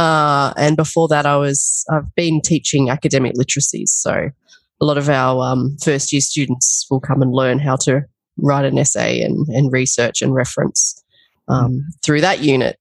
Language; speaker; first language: English; native; English